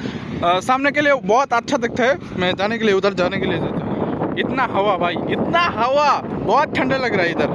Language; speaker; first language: Hindi; non-native, learner; Bangla